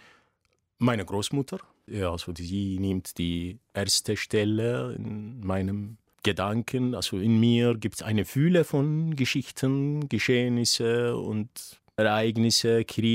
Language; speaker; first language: German; non-native, fluent; Arabic